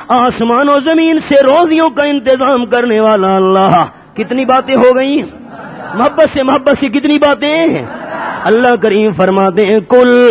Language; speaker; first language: Urdu; non-native, local second language; Pashto